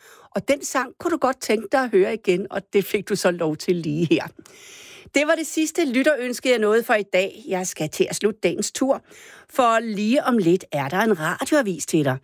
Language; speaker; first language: Danish; native; Danish